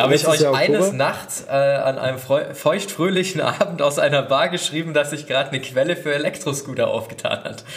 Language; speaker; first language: German; native; German